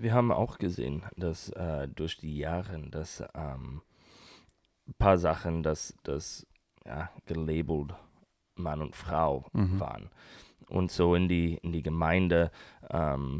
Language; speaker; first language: German; non-native, learner; English